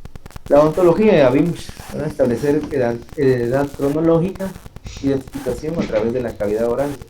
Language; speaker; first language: Spanish; native; Spanish